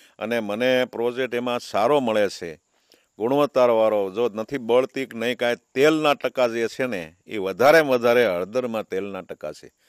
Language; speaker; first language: Gujarati; native; Gujarati